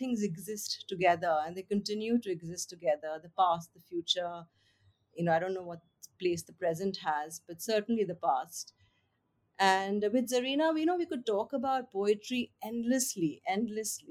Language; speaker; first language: English; non-native, local second language; Hindi